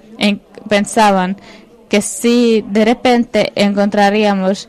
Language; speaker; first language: Spanish; non-native, fluent; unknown